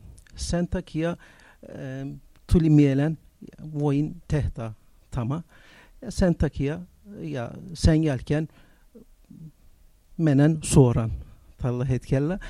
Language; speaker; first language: Finnish; non-native, learner; Turkish